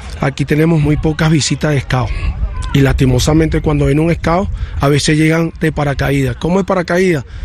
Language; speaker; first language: Spanish; native; Spanish